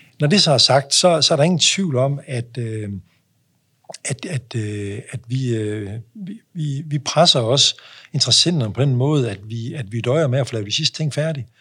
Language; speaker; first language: Danish; native; Danish